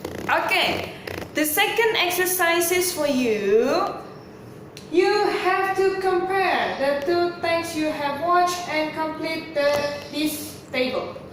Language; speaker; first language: English; non-native, local second language; Indonesian